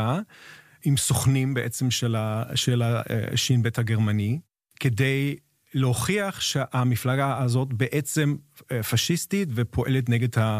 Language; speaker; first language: Hebrew; non-native, fluent; German